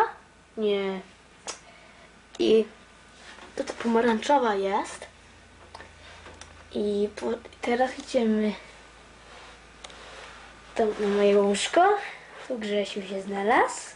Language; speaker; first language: Polish; early bilingual, other home language; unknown